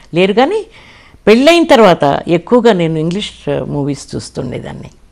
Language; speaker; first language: Telugu; non-native, local second language; English